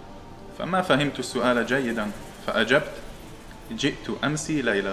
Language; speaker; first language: Arabic; non-native, fluent; English